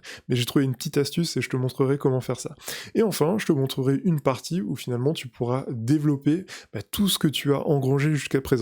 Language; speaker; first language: French; native; French